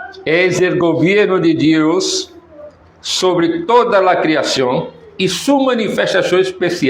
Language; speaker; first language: Spanish; non-native, fluent; Portuguese